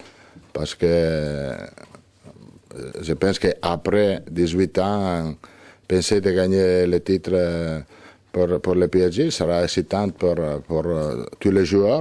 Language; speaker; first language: French; non-native, learner; Italian